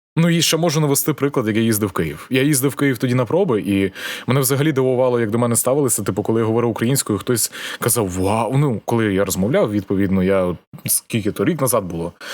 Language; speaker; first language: Ukrainian; native; Ukrainian